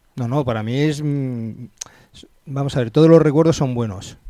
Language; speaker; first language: Spanish; native; Spanish